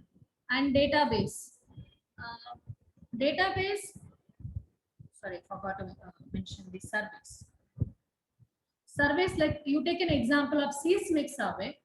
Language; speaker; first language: English; non-native, local second language; Tamil